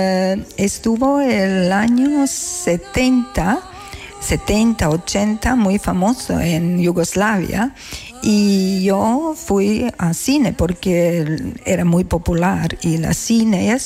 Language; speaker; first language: Spanish; non-native, learner; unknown